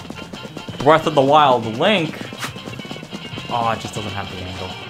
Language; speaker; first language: English; native; English